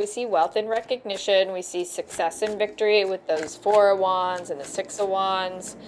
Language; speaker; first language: English; native; English